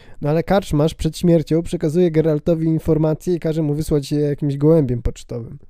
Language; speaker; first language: Polish; native; Polish